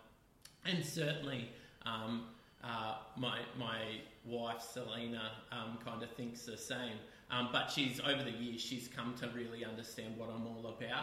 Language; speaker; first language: English; native; English